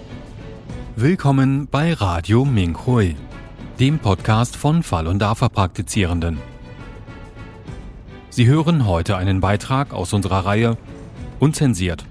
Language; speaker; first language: German; native; German